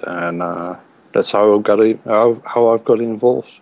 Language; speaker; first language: English; non-native, fluent; Dutch